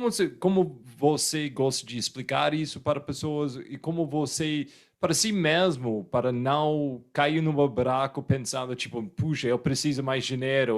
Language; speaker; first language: Portuguese; non-native, fluent; English